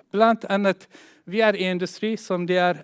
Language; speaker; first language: Norwegian; non-native, fluent; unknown